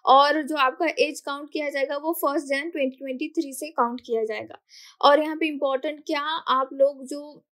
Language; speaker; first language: Hindi; non-native, local second language; Marathi